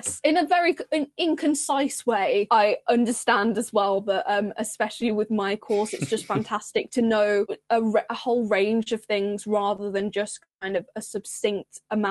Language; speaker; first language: English; native; English